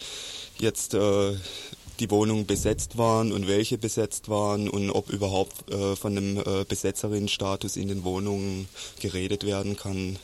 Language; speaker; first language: German; native; German